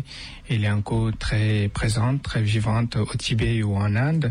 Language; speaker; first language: French; non-native, fluent; Tibetan